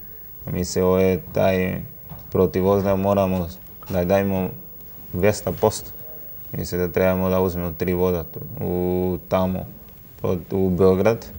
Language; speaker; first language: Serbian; non-native, learner; Spanish